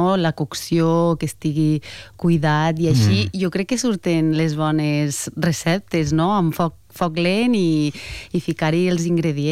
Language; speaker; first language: Catalan; native; Catalan